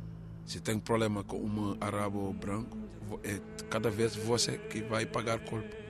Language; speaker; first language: Portuguese; non-native, learner; Arabic